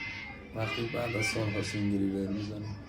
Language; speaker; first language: Persian; native; Persian